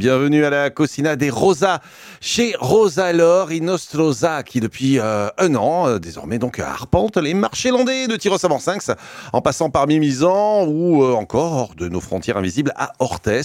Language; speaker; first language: French; native; French